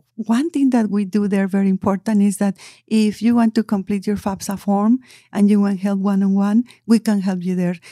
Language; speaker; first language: English; non-native, fluent; Spanish